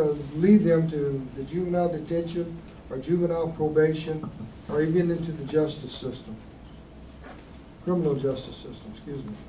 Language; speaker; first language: English; native; English